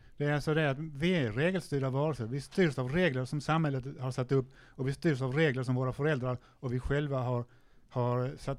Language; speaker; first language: Swedish; native; Swedish